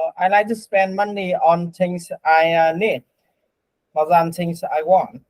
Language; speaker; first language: English; non-native, learner; Vietnamese